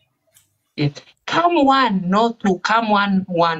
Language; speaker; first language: English; non-native, learner; Arabic